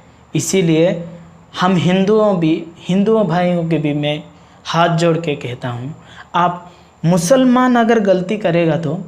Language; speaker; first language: Hindi; non-native, local second language; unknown